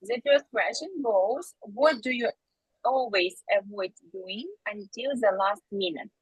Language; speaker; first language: English; non-native, fluent; Ukrainian